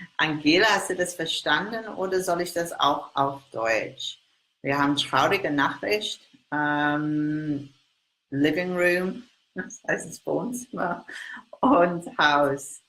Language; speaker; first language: German; non-native, learner; English